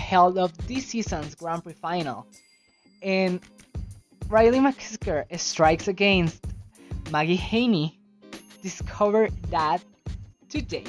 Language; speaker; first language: English; non-native, fluent; Spanish